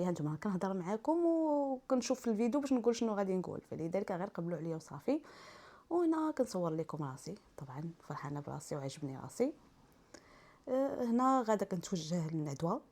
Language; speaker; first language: Arabic; native; Arabic